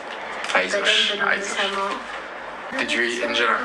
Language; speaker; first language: Amharic; non-native, learner; English